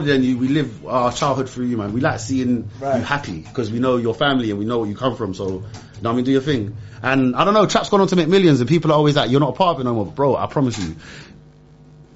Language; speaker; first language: English; non-native, local second language; Arabic